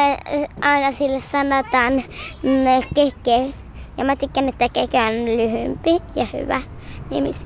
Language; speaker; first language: Finnish; early bilingual, heritage; Finnish